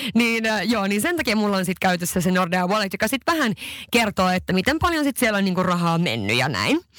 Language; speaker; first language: Finnish; early bilingual, heritage; Finnish